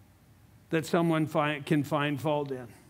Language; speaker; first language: English; native; English